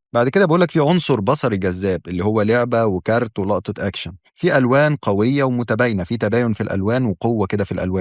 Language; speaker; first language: Arabic; native; Arabic